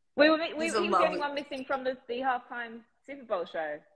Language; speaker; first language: English; native; English